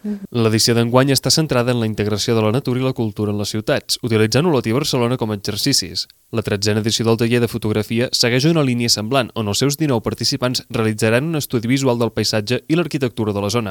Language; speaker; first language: Catalan; native; Catalan